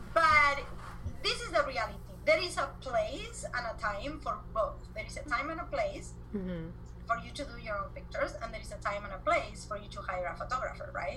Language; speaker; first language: English; non-native, fluent; Spanish